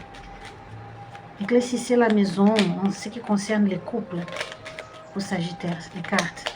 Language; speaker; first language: French; non-native, fluent; Portuguese